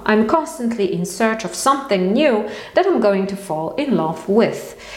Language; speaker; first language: English; non-native, fluent; Polish